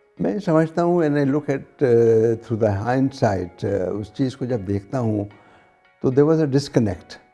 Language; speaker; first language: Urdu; non-native, local second language; Punjabi